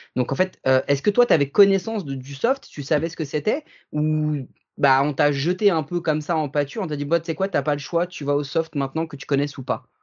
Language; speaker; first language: French; native; French